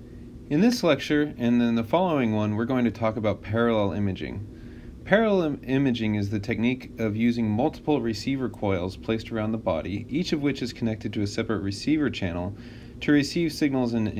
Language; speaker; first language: English; native; English